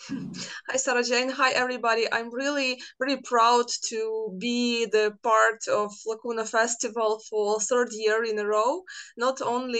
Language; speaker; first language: English; non-native, fluent; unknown